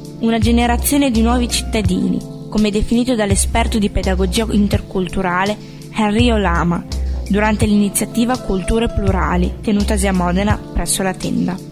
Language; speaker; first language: Italian; native; Italian